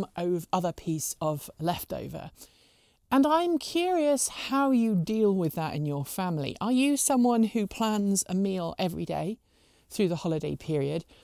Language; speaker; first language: English; native; English